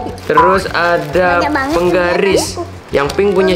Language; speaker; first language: Indonesian; native; Indonesian